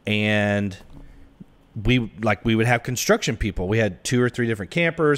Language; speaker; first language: English; native; English